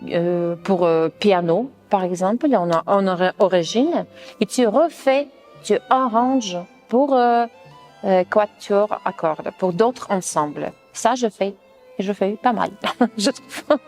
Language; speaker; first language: French; non-native, fluent; Russian